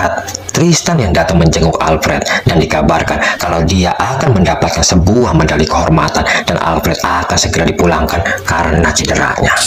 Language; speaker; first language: Indonesian; native; Indonesian